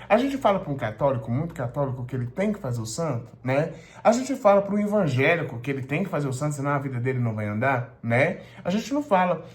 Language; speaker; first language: Portuguese; native; Portuguese